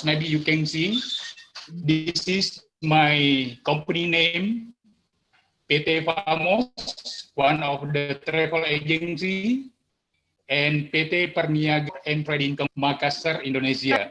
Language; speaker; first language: English; non-native, learner; Indonesian